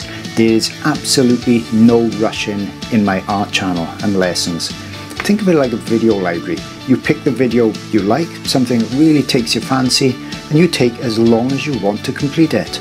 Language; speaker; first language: English; native; English